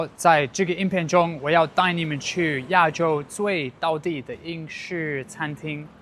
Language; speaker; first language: Chinese; non-native, fluent; English